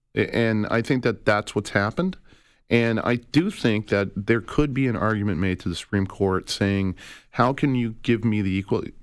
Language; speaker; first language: English; native; English